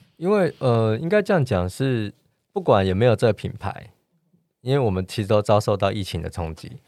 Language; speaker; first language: Chinese; native; Chinese